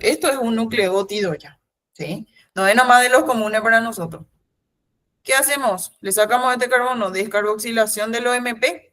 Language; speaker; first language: Spanish; native; Spanish